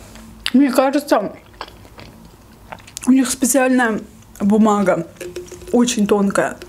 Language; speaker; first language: Russian; native; Russian